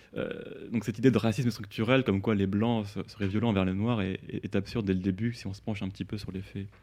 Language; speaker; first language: French; native; French